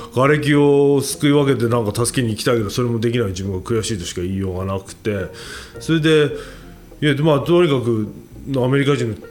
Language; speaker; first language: Japanese; native; Japanese